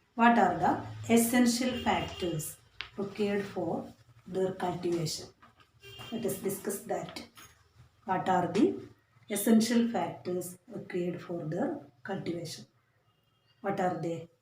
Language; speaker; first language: English; non-native, local second language; Malayalam